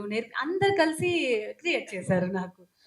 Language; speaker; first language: Telugu; non-native, local second language; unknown